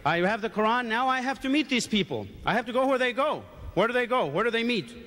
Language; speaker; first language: English; native; English